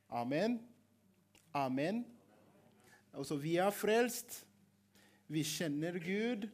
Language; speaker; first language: Norwegian; non-native, fluent; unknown